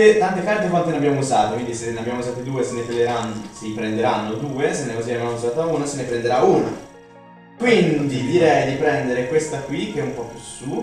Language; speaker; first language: Italian; native; Italian